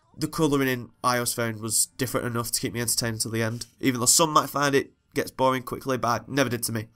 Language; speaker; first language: English; native; English